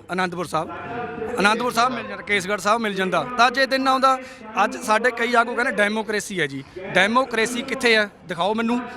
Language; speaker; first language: Punjabi; native; Punjabi